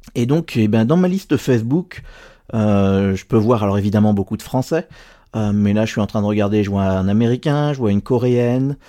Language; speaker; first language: French; native; French